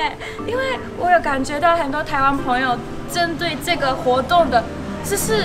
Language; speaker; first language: Chinese; non-native, fluent; Japanese